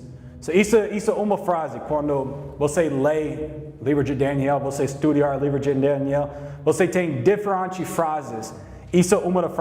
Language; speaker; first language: Portuguese; non-native, learner; English